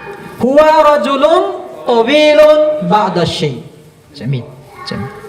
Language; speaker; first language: Arabic; non-native, fluent; Indonesian